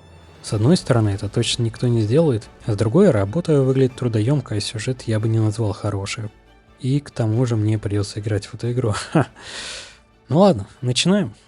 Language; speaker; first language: Russian; native; Russian